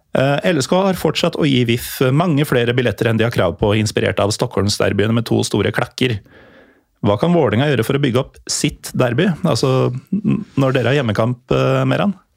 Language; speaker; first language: Norwegian; native; Norwegian